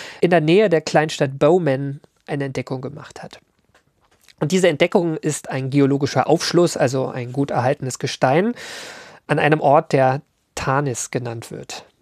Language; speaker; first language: German; native; German